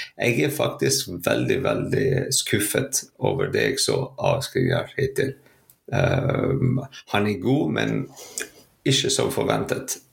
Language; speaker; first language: Norwegian; non-native, fluent; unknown